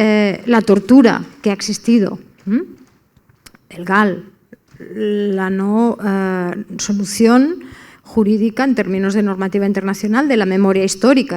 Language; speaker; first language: Spanish; non-native, local second language; Catalan